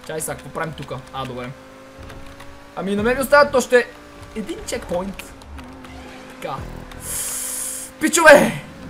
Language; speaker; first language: Bulgarian; native; Bulgarian